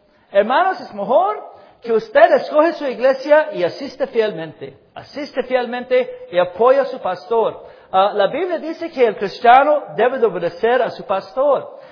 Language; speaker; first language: Spanish; non-native, fluent; English